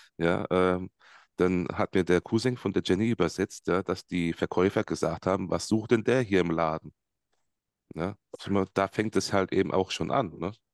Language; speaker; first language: German; early bilingual, other home language; Croatian